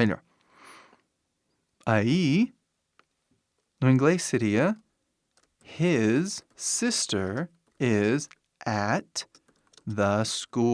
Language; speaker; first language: Portuguese; non-native, fluent; English